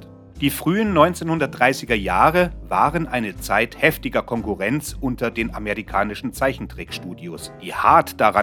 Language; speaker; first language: German; native; German